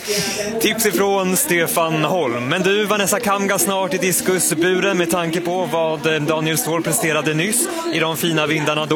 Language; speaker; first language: Swedish; native; Swedish